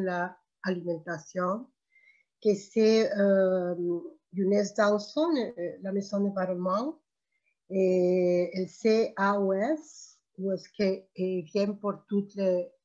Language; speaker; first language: French; non-native, fluent; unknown